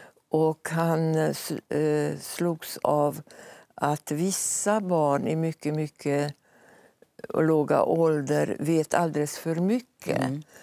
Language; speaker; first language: Swedish; non-native, fluent; Hungarian